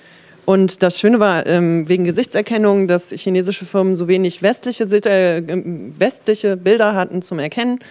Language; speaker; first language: German; native; German